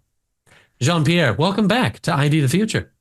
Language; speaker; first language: English; native; English